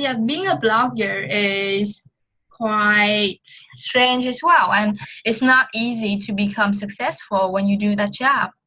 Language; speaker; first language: English; non-native, fluent; Vietnamese